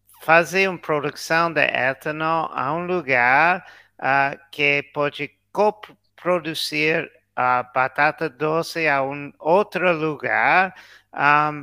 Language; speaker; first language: Portuguese; non-native, learner; English